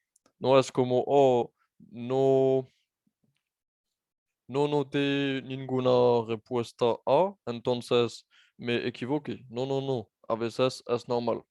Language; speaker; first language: Spanish; non-native, fluent; French